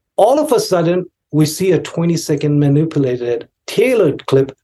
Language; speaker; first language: English; non-native, local second language; Tibetan